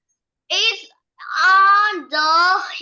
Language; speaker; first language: English; non-native, learner; Vietnamese